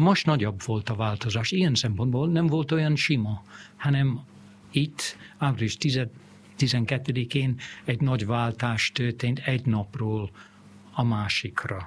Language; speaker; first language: Hungarian; non-native, fluent; English